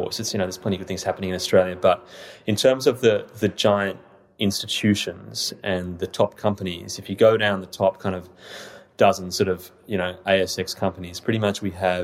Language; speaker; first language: English; native; English